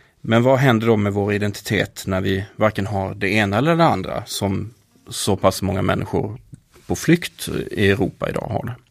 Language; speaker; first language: Swedish; native; Swedish